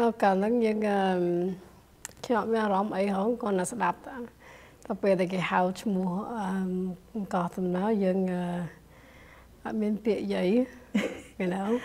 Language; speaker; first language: Khmer; early bilingual, heritage; Khmer